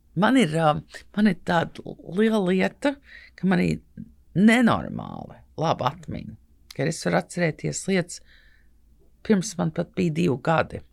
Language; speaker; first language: Latvian; early bilingual, heritage; Latvian